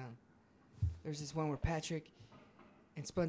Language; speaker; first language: English; early bilingual, other home language; Spanish